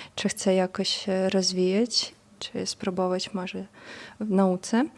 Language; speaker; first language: Polish; non-native, fluent; Russian